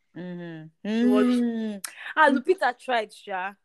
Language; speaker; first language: English; non-native, local second language; Yoruba